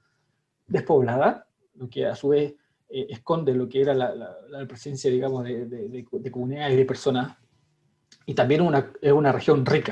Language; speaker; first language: Spanish; native; Spanish